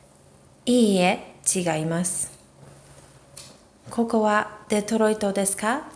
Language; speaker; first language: Japanese; non-native, fluent; English